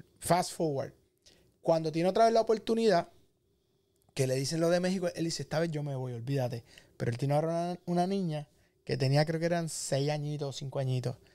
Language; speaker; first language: Spanish; native; Spanish